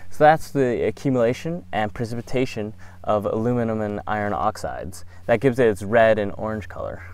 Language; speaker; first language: English; native; English